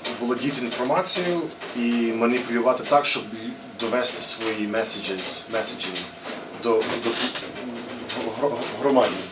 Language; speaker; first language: Ukrainian; early bilingual, heritage; English